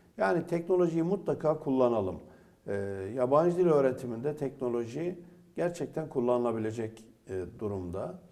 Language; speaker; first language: Turkish; native; Turkish